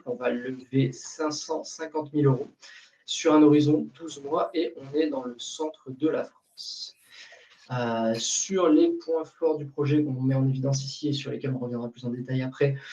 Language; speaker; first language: French; native; French